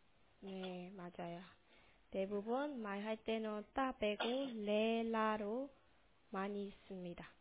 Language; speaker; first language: Korean; non-native, local second language; Burmese